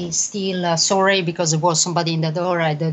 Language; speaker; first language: English; non-native, learner; Italian